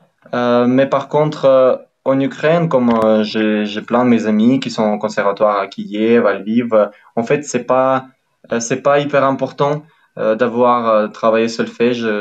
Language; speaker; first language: French; non-native, fluent; Ukrainian